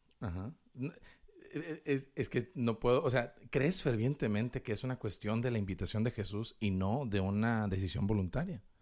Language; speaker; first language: Spanish; native; Spanish